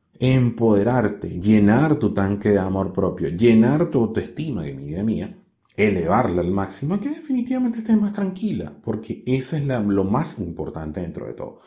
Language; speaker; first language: Spanish; native; Spanish